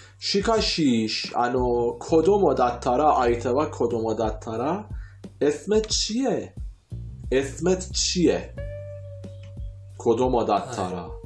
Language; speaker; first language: Japanese; non-native, fluent; Persian